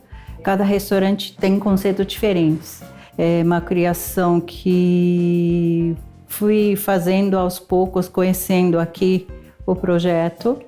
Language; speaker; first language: Portuguese; non-native, fluent; Japanese